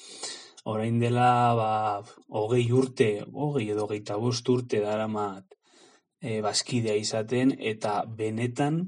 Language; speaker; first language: Basque; non-native, learner; Spanish